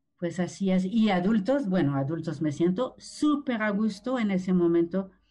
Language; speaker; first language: Spanish; non-native, fluent; French